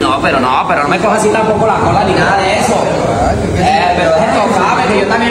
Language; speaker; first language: Spanish; native; Spanish